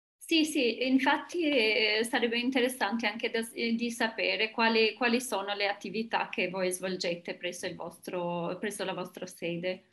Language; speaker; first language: Italian; non-native, fluent; Albanian